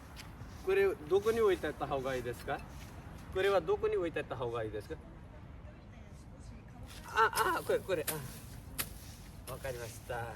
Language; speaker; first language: Japanese; non-native, learner; Nepali